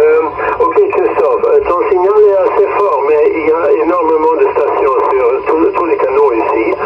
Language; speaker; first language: French; non-native, fluent; German